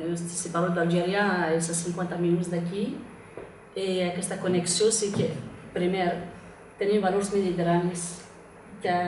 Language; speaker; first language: Catalan; non-native, fluent; Kabyle